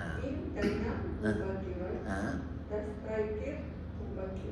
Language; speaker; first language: Arabic; non-native, learner; Malay